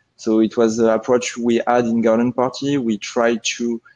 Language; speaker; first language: English; non-native, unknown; French